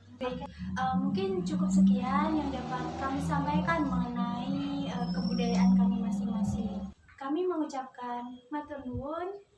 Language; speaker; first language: Indonesian; native; Indonesian